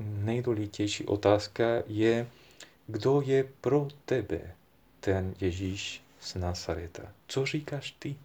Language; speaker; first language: Czech; non-native, fluent; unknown